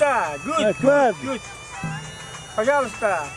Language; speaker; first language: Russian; non-native, learner; Italian